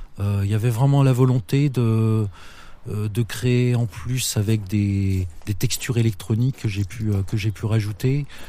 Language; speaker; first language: French; native; French